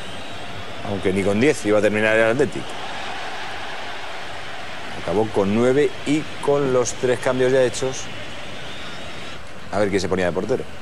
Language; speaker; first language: Spanish; native; Spanish